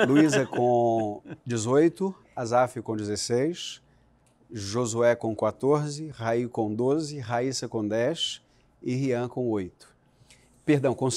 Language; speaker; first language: Portuguese; native; Portuguese